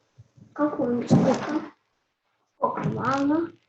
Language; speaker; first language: Russian; early bilingual, heritage; Russian